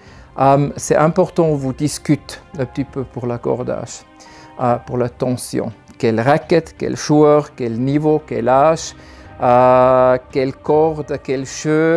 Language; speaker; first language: French; non-native, learner; German